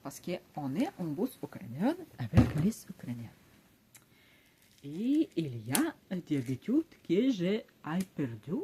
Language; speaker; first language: French; non-native, learner; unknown